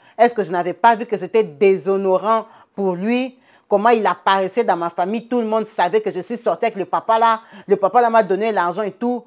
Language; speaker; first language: French; non-native, local second language; Lingala